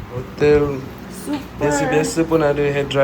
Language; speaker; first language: Malay; native; Malay